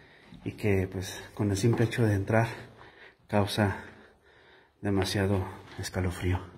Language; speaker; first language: Spanish; native; Spanish